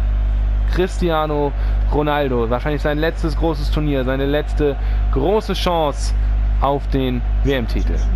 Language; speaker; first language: German; native; German